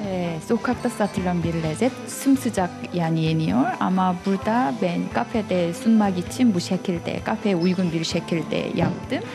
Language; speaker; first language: Turkish; non-native, fluent; Korean